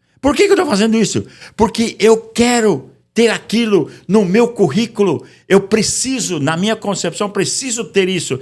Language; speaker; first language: Portuguese; native; Portuguese